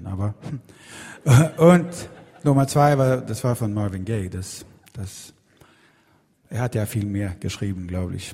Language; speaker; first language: German; non-native, learner; Swedish